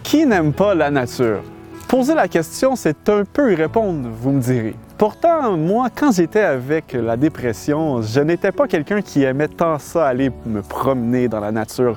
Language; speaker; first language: French; native; French